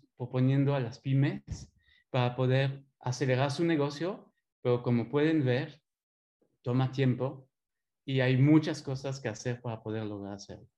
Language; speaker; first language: Spanish; non-native, fluent; French